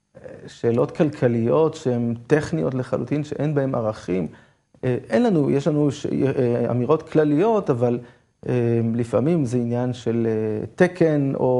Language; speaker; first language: Hebrew; native; Hebrew